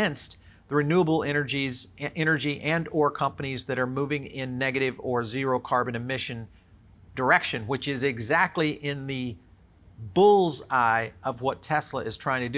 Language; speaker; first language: English; native; English